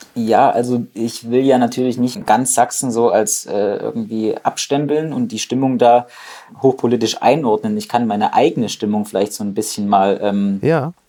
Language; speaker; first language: German; native; German